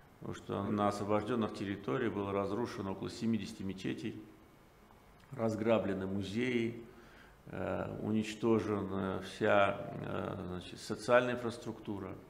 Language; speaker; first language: Russian; non-native, local second language; Azerbaijani